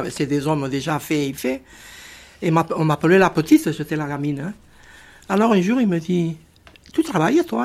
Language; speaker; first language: French; non-native, fluent; Spanish